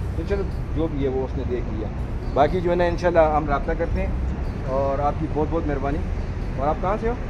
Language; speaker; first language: Urdu; non-native, local second language; Punjabi